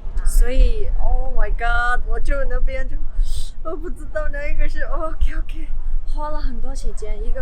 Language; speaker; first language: Chinese; non-native, learner; Mongolian